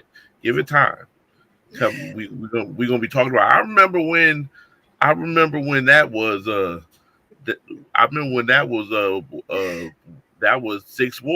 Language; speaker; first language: English; native; English